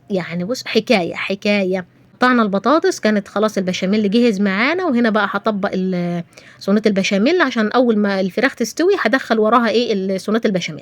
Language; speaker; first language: Arabic; native; Arabic